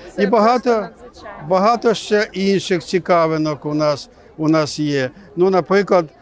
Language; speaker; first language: Ukrainian; non-native, local second language; Russian